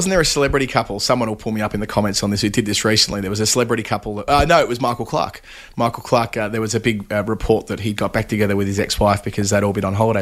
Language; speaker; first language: English; native; English